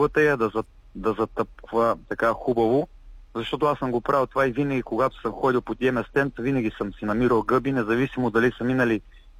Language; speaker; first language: Bulgarian; native; Bulgarian